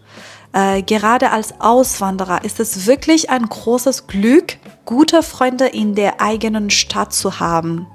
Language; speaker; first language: German; non-native, fluent; Persian